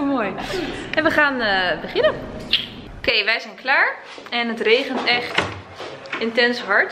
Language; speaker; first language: Dutch; native; Dutch